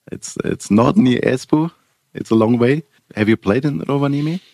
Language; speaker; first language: English; non-native, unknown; German